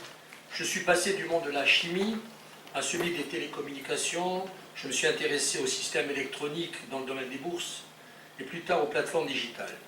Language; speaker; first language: French; native; French